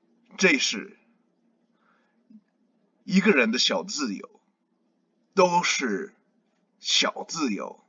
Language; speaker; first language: Chinese; non-native, learner; English